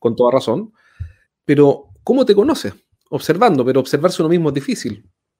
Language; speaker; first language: Spanish; native; Spanish